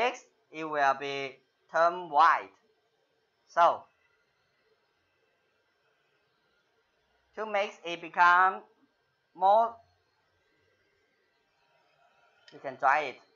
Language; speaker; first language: English; non-native, fluent; Chinese